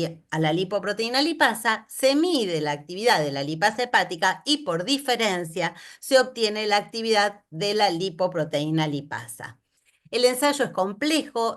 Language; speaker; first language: Spanish; native; Spanish